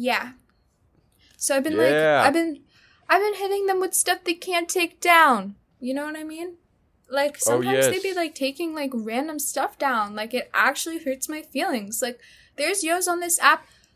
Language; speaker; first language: English; early bilingual, other home language; Russian